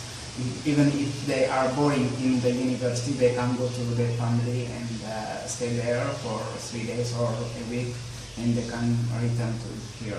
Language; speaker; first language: English; non-native, learner; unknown